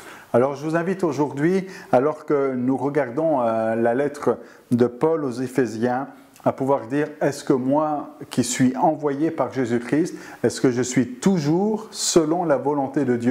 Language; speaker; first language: French; native; French